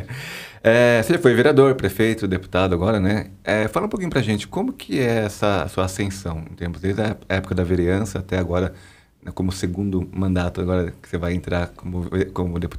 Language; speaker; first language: Portuguese; native; Portuguese